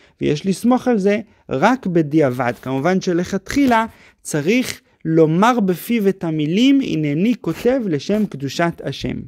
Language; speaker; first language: Hebrew; native; Hebrew